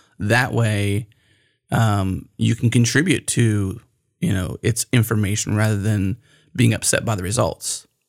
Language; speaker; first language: English; native; English